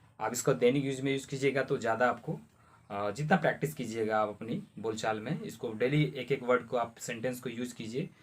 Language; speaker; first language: Hindi; non-native, local second language; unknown